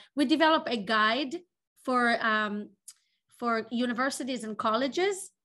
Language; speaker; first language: English; non-native, fluent; Hebrew